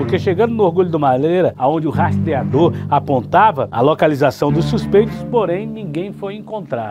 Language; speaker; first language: Portuguese; native; Portuguese